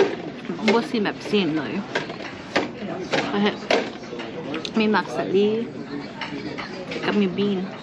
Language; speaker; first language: English; non-native, learner; Thai